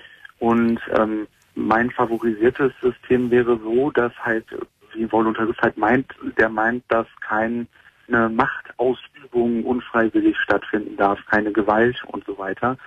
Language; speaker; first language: German; native; German